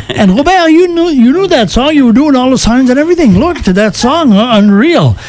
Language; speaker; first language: English; early bilingual, other home language; French